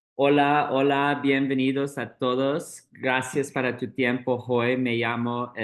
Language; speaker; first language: Spanish; non-native, learner; English